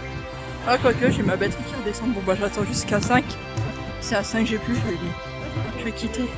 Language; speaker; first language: French; native; French